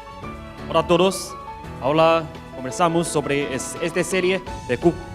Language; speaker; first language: Spanish; non-native, learner; Chinese